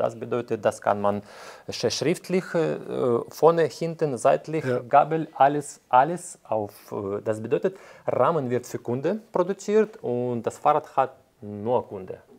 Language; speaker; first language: German; non-native, fluent; Ukrainian